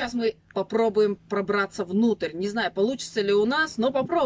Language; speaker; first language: Russian; native; Russian